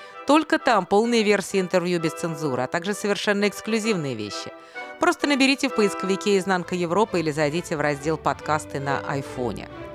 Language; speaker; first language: Russian; native; Russian